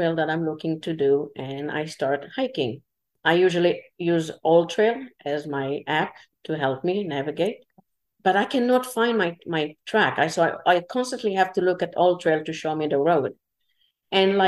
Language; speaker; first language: English; non-native, fluent; Hebrew